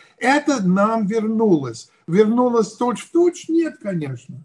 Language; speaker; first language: Russian; non-native, fluent; English